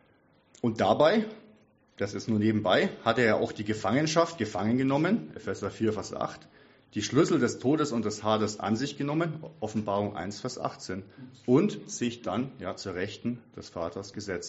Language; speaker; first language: German; native; German